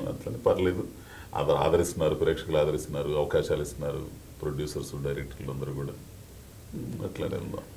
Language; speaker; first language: Telugu; native; Telugu